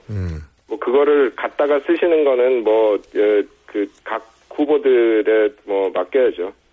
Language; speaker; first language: Korean; native; Korean